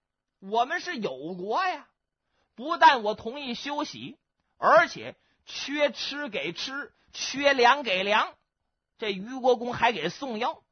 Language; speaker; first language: Chinese; native; Chinese